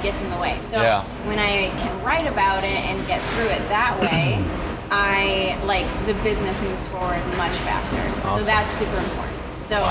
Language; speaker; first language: English; native; English